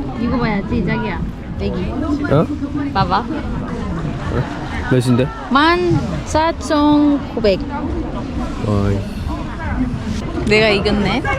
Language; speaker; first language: Korean; non-native, learner; Spanish